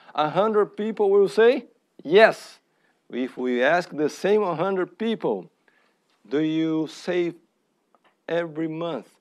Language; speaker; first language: English; non-native, fluent; Portuguese